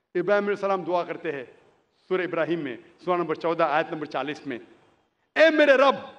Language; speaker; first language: Hindi; non-native, local second language; Konkani